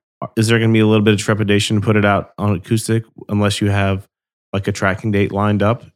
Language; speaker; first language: English; native; English